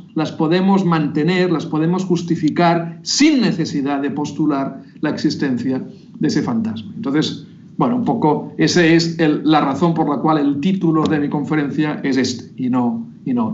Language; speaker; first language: Spanish; native; Spanish